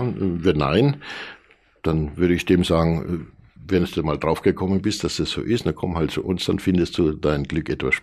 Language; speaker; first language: German; native; German